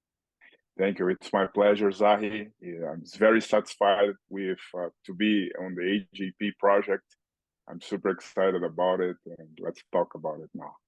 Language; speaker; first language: English; non-native, fluent; Portuguese